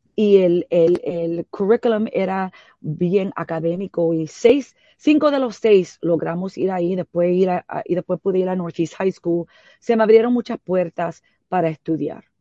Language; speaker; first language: Spanish; early bilingual, heritage; Spanish